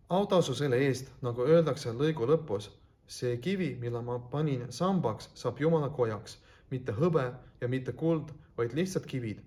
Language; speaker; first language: Estonian; non-native, local second language; Russian